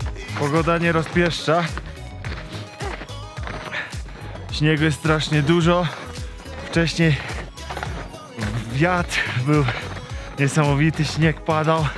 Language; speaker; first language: Polish; native; Polish